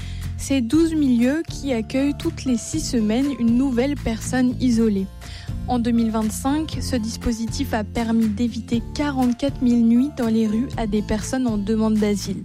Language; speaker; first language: French; native; French